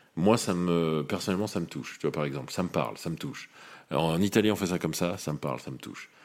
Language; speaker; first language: French; native; French